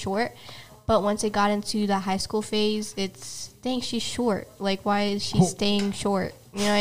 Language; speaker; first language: English; native; English